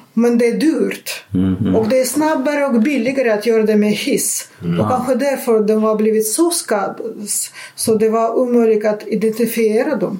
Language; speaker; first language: Swedish; non-native, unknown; Russian